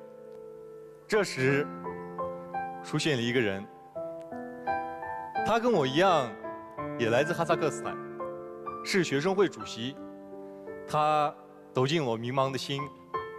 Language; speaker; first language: Chinese; non-native, fluent; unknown